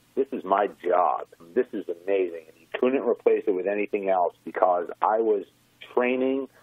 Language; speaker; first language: English; native; English